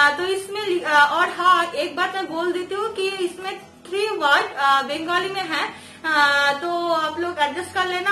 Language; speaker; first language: Hindi; non-native, local second language; Bangla